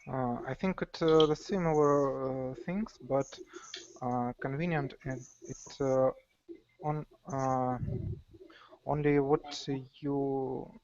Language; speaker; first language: English; non-native, learner; Russian